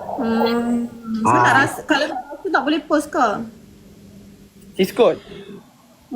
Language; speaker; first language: Malay; native; Malay